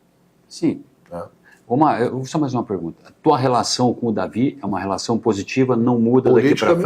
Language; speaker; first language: Portuguese; native; Portuguese